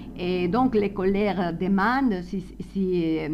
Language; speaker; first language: French; non-native, fluent; Spanish